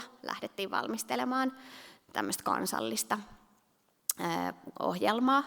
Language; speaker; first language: Finnish; native; Finnish